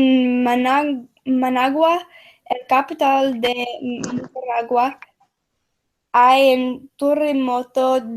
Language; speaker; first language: Spanish; non-native, learner; English